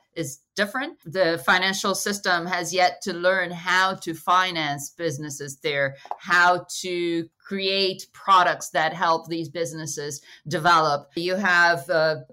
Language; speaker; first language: English; non-native, fluent; Portuguese